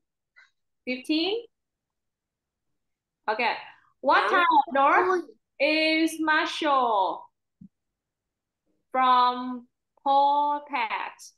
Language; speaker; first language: English; non-native, fluent; Vietnamese